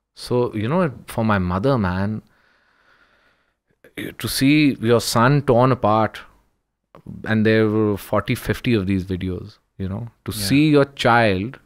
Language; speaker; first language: Urdu; early bilingual, heritage; Hindi